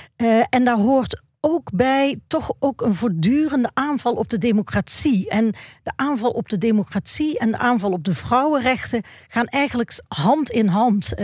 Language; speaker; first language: Dutch; native; Dutch